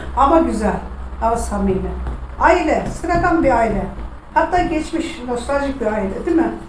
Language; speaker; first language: Turkish; native; Turkish